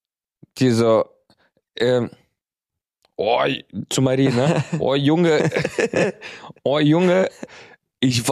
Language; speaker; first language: German; native; German